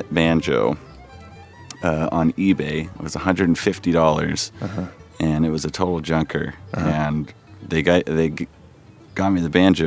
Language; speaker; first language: English; native; English